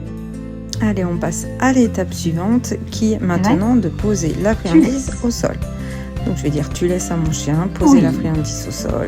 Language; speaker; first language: French; native; French